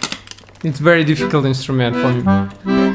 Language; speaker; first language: English; non-native, learner; Russian